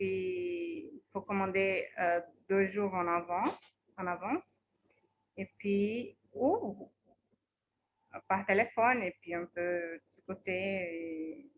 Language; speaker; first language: French; non-native, fluent; Portuguese